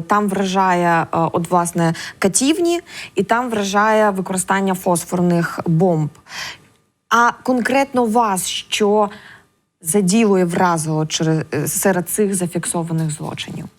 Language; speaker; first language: Ukrainian; native; Ukrainian